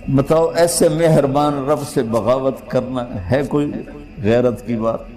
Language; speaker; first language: Urdu; non-native, local second language; Punjabi